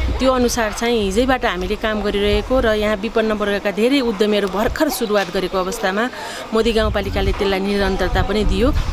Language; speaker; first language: Nepali; native; Nepali